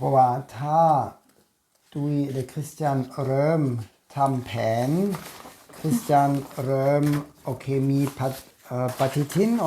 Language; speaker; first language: Thai; non-native, learner; German